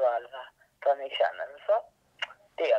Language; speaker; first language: Swedish; native; Swedish